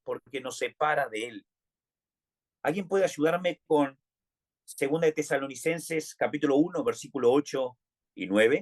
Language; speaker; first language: Spanish; native; Spanish